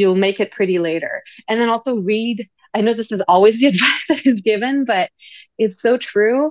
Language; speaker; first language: English; non-native, fluent; French